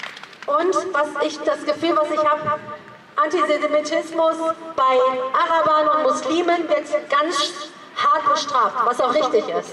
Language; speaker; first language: German; early bilingual, other home language; Persian